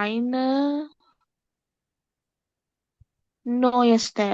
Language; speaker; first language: German; non-native, learner; Indonesian